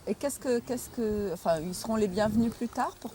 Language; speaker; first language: French; native; French